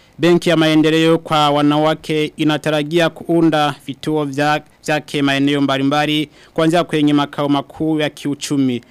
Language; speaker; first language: Swahili; non-native, local second language; Rundi